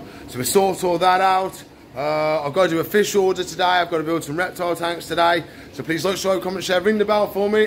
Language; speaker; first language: English; native; English